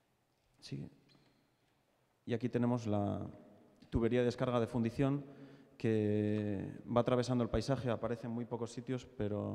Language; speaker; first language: Spanish; native; Spanish